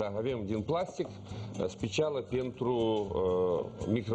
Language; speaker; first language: Romanian; non-native, learner; Russian